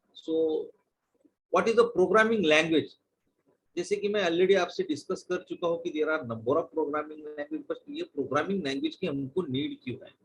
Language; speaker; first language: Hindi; non-native, local second language; Marathi